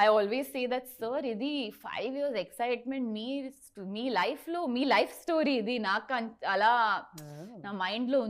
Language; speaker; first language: Telugu; non-native, learner; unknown